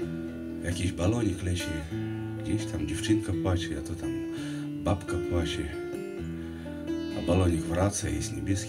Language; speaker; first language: Polish; non-native, fluent; Russian